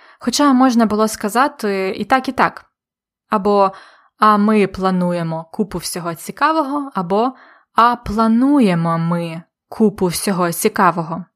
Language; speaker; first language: Ukrainian; native; Ukrainian